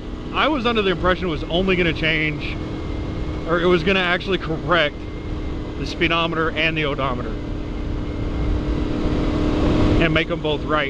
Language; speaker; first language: English; native; English